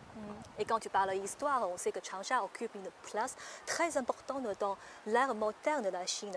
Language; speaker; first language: French; non-native, fluent; Chinese